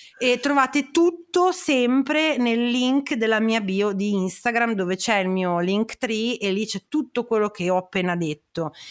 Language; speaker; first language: Italian; native; Italian